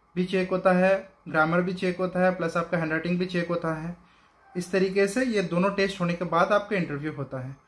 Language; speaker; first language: Hindi; non-native, local second language; Bangla